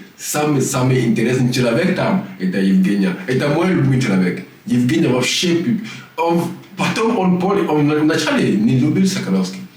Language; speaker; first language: Russian; non-native, learner; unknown